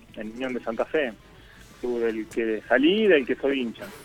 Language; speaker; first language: Spanish; native; Spanish